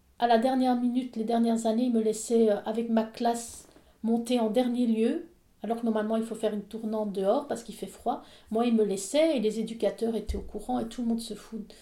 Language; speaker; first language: French; native; French